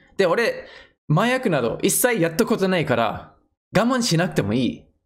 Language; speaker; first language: Japanese; non-native, fluent; English